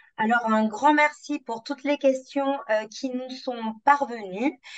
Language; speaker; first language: French; native; French